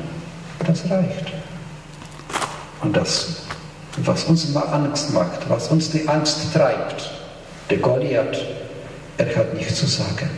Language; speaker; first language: German; non-native, fluent; Polish